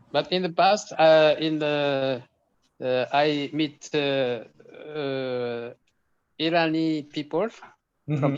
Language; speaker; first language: English; non-native, local second language; Arabic